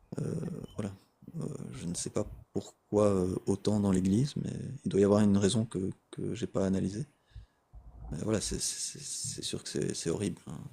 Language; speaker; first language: French; native; French